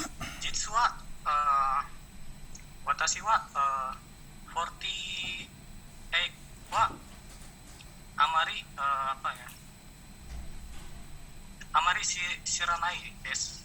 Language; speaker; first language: Japanese; non-native, learner; Indonesian